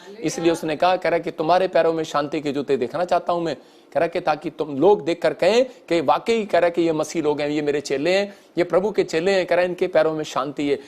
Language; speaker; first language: Hindi; non-native, local second language; Punjabi